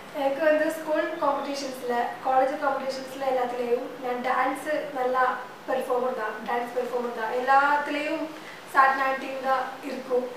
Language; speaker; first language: Tamil; non-native, learner; Malayalam